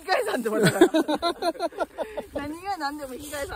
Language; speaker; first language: Japanese; native; Japanese